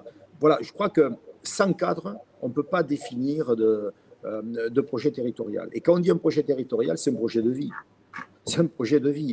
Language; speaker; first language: French; native; French